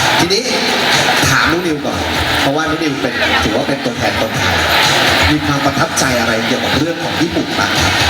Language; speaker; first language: Thai; native; Thai